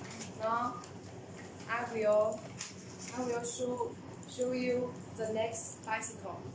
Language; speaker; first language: English; non-native, learner; Chinese